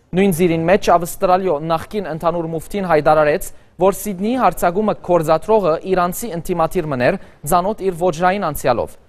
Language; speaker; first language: Armenian; early bilingual, heritage; Armenian